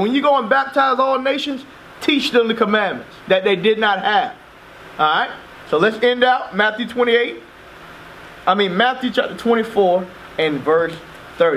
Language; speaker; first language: English; native; English